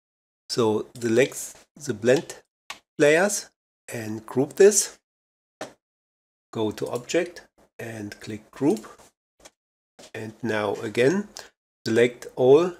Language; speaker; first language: English; non-native, fluent; German